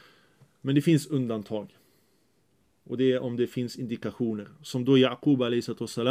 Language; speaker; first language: Swedish; early bilingual, other home language; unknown